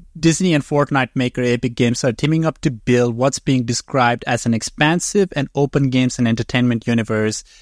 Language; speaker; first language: English; non-native, fluent; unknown